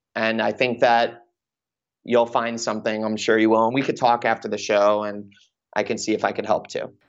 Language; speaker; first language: English; native; English